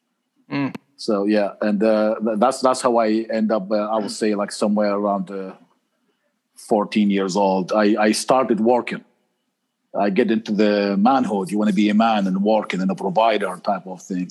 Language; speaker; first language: English; non-native, fluent; Arabic